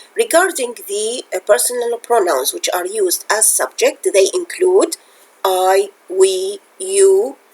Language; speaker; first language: English; non-native, fluent; Arabic